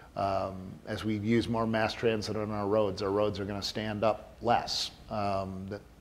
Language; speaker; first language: English; native; English